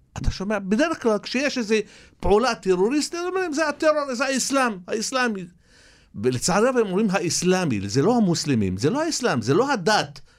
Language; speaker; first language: Hebrew; non-native, local second language; Arabic